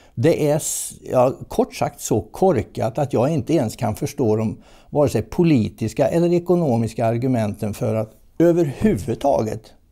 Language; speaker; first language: Swedish; native; Swedish